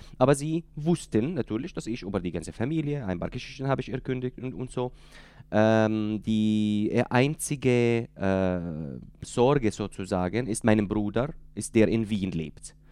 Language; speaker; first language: German; non-native, fluent; Arabic